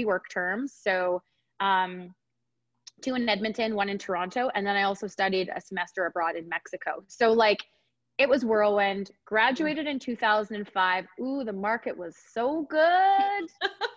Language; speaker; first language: English; native; English